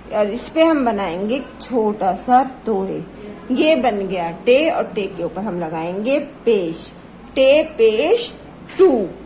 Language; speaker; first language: Hindi; native; Hindi